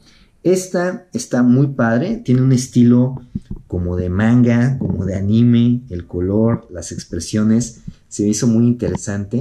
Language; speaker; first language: Spanish; native; Spanish